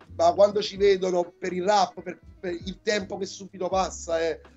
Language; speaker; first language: Italian; native; Italian